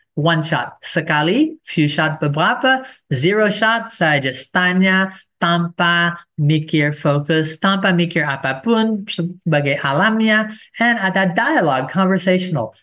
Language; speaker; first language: Indonesian; non-native, fluent; English